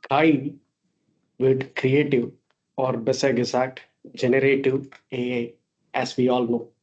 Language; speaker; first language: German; non-native, fluent; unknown